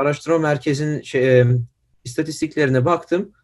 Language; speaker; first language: Turkish; early bilingual, heritage; Turkish